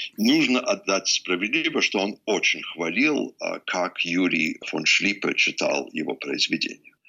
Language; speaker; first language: Russian; early bilingual, heritage; English